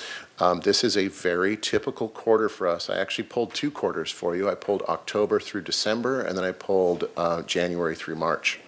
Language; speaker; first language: English; native; English